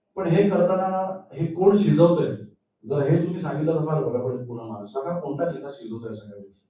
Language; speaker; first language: Marathi; native; Marathi